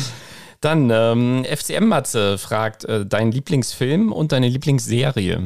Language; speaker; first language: German; native; German